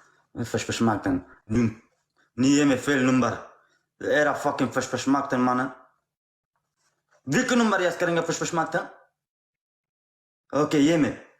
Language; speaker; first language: Swedish; non-native, learner; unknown